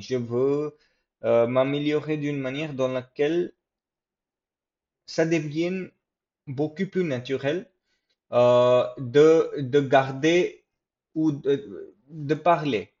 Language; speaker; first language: French; non-native, fluent; English